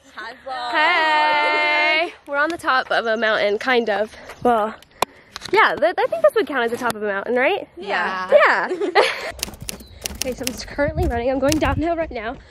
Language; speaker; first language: English; native; English